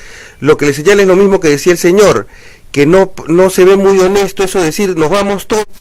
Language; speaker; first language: Spanish; native; Spanish